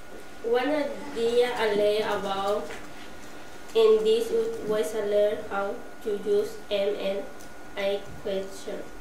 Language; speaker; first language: English; non-native, learner; Spanish